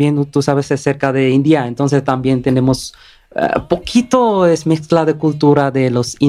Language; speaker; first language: Spanish; non-native, learner; Bangla